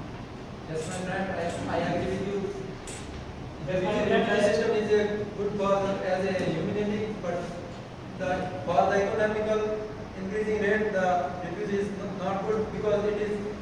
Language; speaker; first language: English; non-native, learner; Hindi